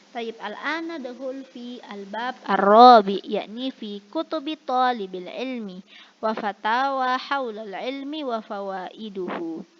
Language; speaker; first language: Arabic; non-native, fluent; Indonesian